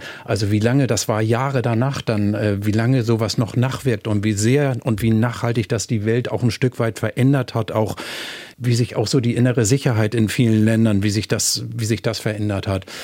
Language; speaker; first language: German; native; German